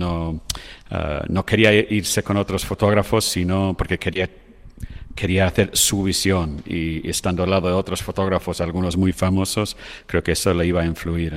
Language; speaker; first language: Spanish; non-native, fluent; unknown